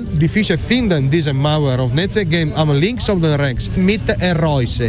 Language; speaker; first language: German; non-native, learner; Italian